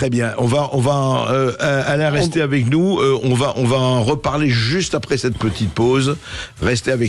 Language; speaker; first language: French; native; French